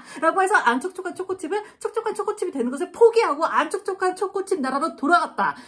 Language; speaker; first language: Korean; native; Korean